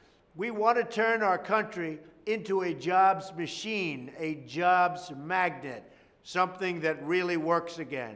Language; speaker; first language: English; native; English